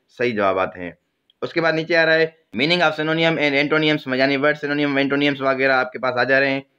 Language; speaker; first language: Urdu; non-native, local second language; Sindhi